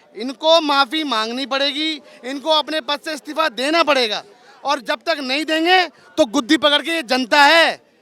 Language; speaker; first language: Hindi; native; Hindi